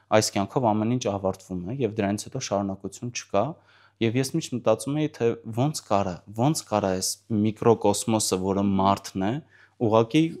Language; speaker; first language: Armenian; early bilingual, heritage; Armenian